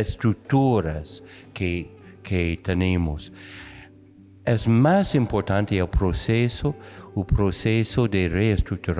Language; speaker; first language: Portuguese; non-native, fluent; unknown